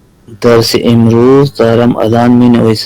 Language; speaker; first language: Persian; non-native, learner; Urdu